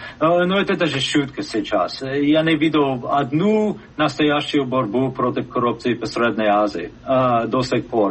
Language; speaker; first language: Russian; non-native, fluent; English